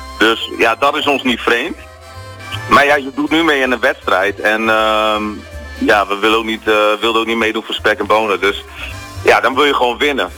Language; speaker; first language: Dutch; native; Dutch